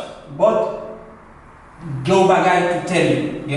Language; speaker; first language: English; non-native, learner; Haitian Creole